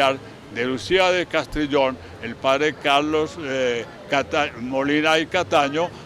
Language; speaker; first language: Spanish; native; Spanish